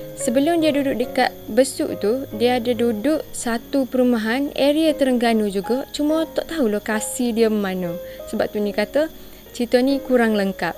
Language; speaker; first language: Malay; native; Malay